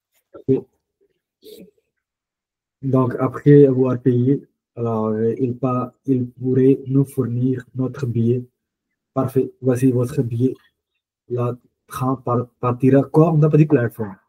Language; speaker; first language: French; non-native, fluent; Punjabi